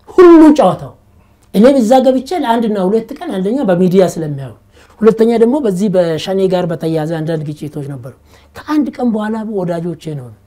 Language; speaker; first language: Amharic; non-native, local second language; Oromo